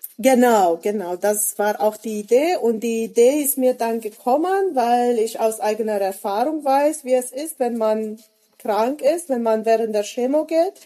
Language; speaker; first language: German; native; German